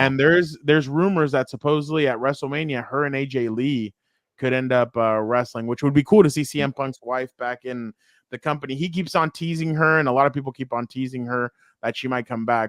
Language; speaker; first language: English; native; English